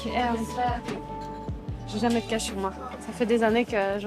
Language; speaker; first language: French; native; French